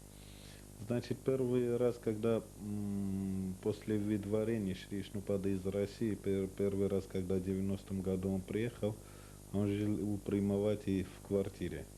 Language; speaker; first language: Russian; non-native, local second language; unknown